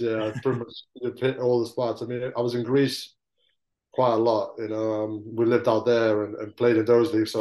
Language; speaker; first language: English; native; English